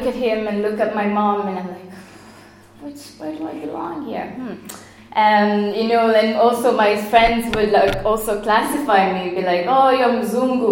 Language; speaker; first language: English; non-native, local second language; Swahili